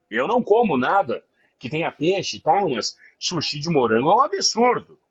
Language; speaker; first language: Portuguese; native; Portuguese